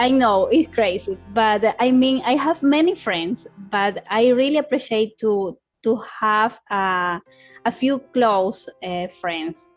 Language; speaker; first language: English; non-native, learner; Spanish